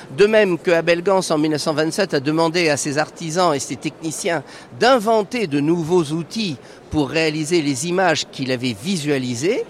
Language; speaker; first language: French; native; French